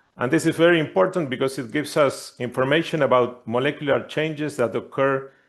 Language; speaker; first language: English; non-native, fluent; Spanish